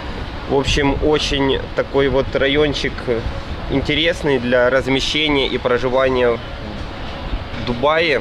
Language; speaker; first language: Russian; native; Russian